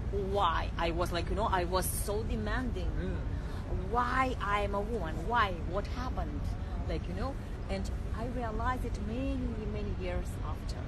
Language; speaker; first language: English; non-native, learner; Russian